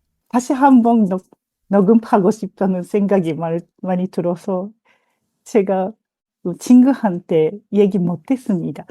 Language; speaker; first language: Korean; non-native, fluent; Japanese